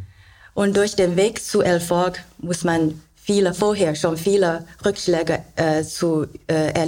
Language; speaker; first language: German; non-native, learner; Chinese